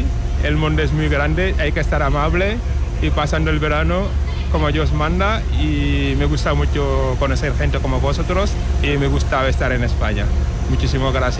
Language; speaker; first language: Spanish; non-native, learner; Wolof